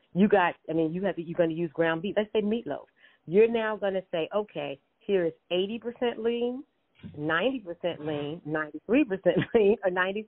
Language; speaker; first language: English; native; English